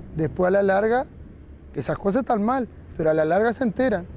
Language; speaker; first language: Spanish; native; Spanish